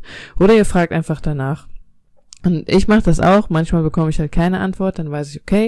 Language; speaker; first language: German; native; German